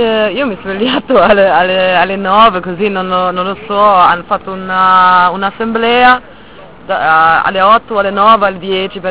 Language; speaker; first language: Italian; non-native, fluent; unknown